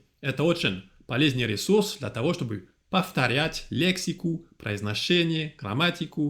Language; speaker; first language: Russian; non-native, fluent; French